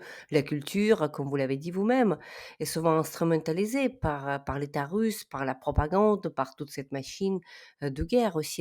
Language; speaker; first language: French; non-native, fluent; Ukrainian